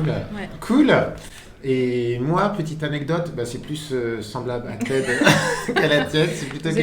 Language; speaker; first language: French; native; French